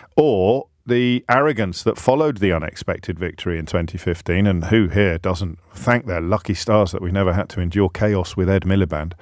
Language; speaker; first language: English; native; English